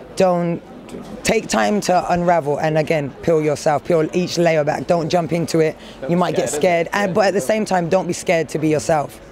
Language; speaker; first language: English; native; English